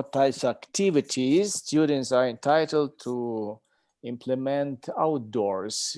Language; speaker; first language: English; non-native, learner; Ukrainian